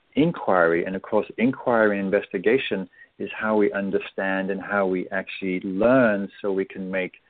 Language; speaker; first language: English; native; English